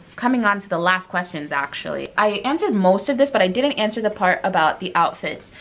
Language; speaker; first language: English; native; English